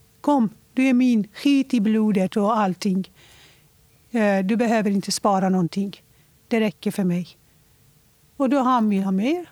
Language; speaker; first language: Swedish; non-native, fluent; Persian